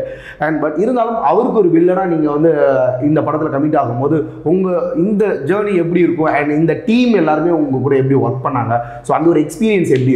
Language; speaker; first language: Tamil; native; Tamil